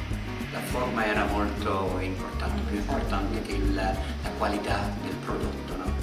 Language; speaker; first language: Italian; non-native, learner; German